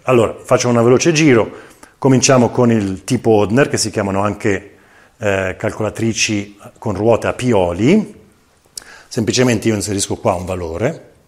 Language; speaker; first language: Italian; native; Italian